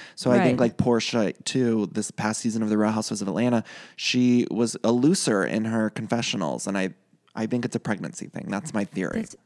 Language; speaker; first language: English; native; English